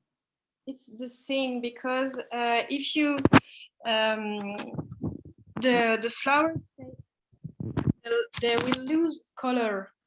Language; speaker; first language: English; non-native, learner; French